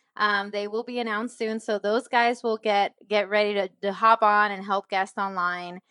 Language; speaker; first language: English; non-native, fluent; Spanish